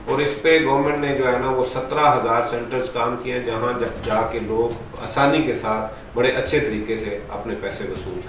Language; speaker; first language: Urdu; native; Urdu